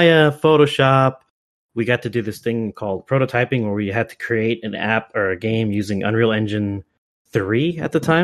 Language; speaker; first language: English; native; English